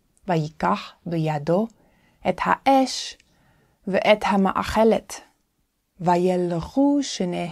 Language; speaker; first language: Hebrew; non-native, fluent; English